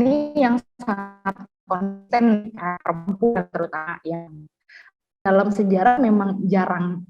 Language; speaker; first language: Indonesian; native; Indonesian